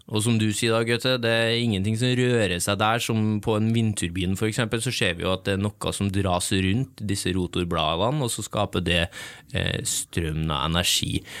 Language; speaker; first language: Norwegian; native; Norwegian